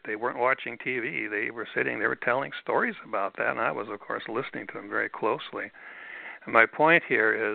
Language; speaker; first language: English; native; English